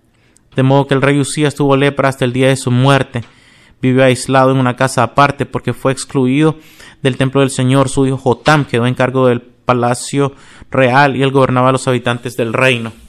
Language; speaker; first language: Spanish; non-native, fluent; English